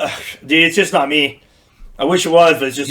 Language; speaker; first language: English; native; English